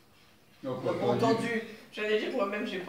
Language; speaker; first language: French; native; French